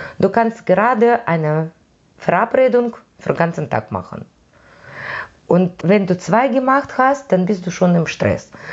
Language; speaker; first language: German; non-native, fluent; Russian